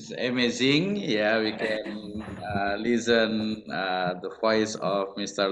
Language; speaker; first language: English; non-native, learner; Indonesian